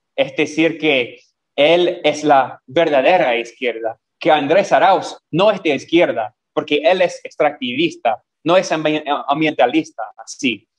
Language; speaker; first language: Spanish; non-native, fluent; English